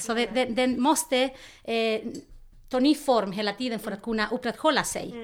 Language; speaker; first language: Swedish; non-native, fluent; Spanish